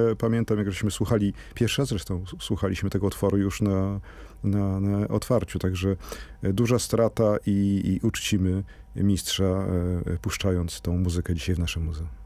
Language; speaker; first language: Polish; native; Polish